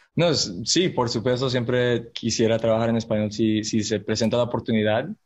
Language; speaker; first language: English; early bilingual, other home language; Spanish